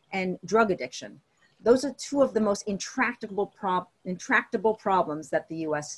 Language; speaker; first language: English; native; English